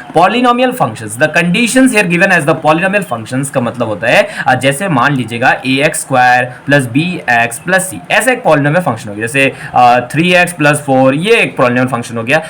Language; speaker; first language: Hindi; non-native, local second language; Bangla